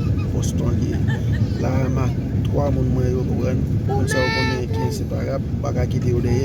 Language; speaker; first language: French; non-native, learner; Haitian Creole